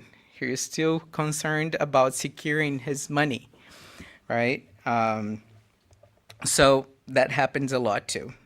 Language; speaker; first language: English; non-native, fluent; Portuguese